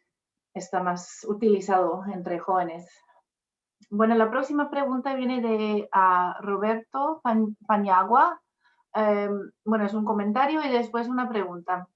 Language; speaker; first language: Spanish; non-native, fluent; English